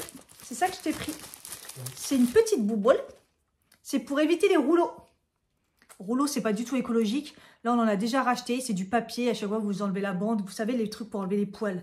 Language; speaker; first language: French; native; French